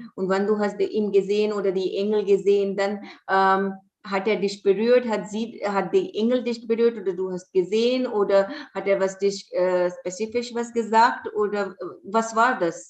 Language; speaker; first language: German; non-native, fluent; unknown